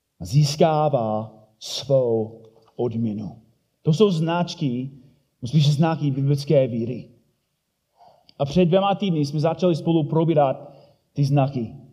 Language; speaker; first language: Czech; non-native, fluent; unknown